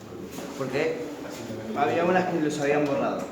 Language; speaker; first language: Spanish; native; Spanish